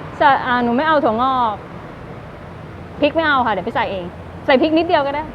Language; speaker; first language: Thai; native; Thai